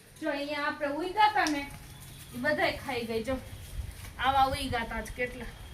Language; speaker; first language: Gujarati; non-native, local second language; Kachhi